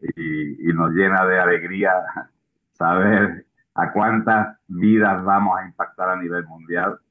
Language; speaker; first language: Spanish; native; Spanish